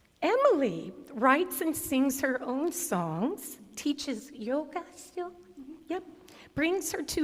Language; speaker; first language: English; native; English